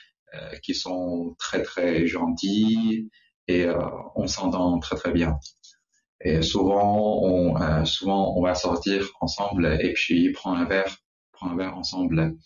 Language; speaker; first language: French; non-native, learner; Chinese